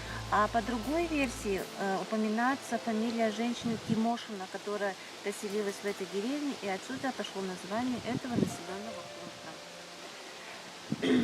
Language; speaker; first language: Russian; native; Russian